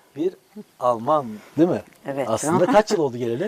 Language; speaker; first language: Turkish; non-native, learner; German